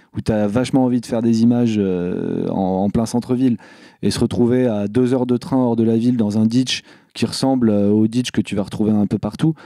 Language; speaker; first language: French; native; French